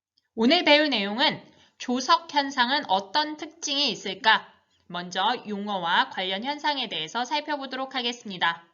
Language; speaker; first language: Korean; native; Korean